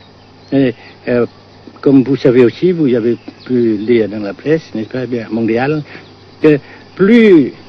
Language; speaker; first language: French; non-native, fluent; Vietnamese